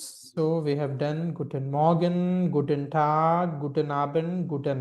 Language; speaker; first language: German; non-native, fluent; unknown